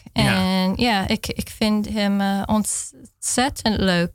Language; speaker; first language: Dutch; non-native, fluent; English